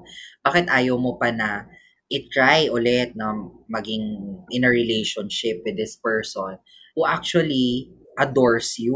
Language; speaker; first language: English; non-native, local second language; Cebuano